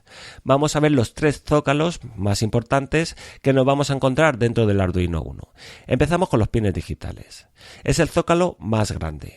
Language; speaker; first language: Spanish; native; Spanish